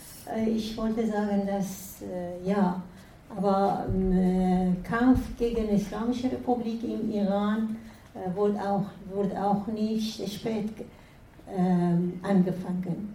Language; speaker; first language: German; non-native, fluent; Persian